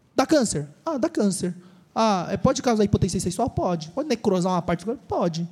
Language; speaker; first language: Portuguese; native; Portuguese